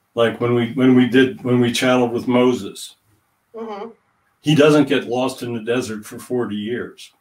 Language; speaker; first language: English; native; English